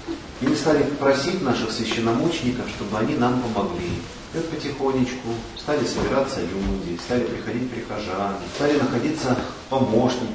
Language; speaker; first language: Russian; native; Russian